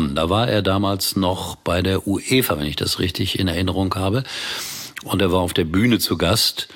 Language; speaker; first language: German; native; German